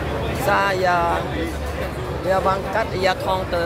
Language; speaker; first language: French; non-native, fluent; Vietnamese